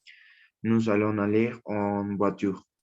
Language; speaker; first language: French; non-native, learner; Spanish